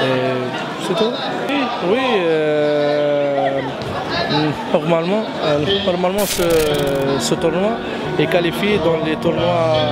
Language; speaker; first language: French; non-native, learner; Arabic